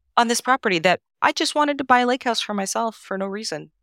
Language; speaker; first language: English; non-native, fluent; Serbian